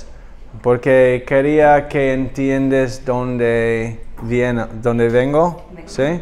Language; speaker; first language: Spanish; non-native, learner; English